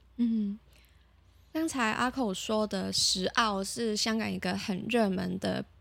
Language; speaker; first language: Chinese; non-native, local second language; Cantonese